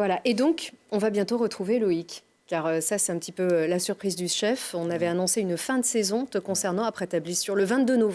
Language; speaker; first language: French; native; French